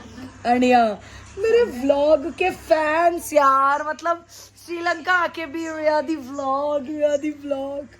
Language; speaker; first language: Hindi; native; Hindi